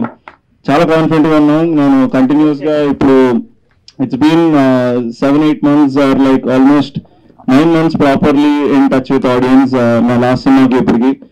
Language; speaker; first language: Telugu; native; Telugu